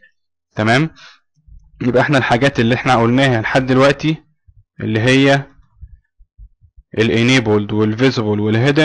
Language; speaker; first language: Arabic; native; Arabic